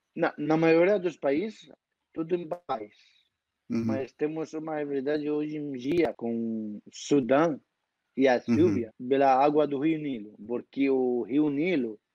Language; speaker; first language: Portuguese; non-native, fluent; Arabic